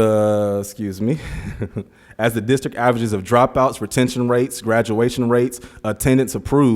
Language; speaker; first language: English; native; English